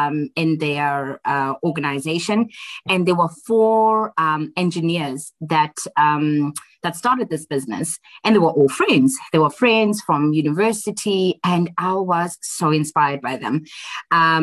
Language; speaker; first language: English; non-native, local second language; Xhosa